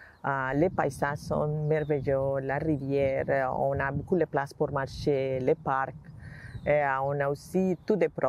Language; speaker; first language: French; non-native, learner; Spanish